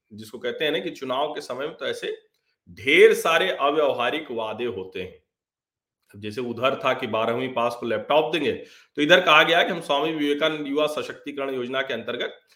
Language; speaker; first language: Hindi; native; Hindi